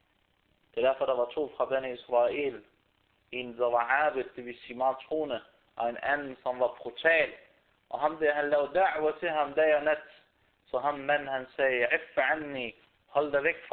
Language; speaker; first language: Danish; non-native, fluent; Arabic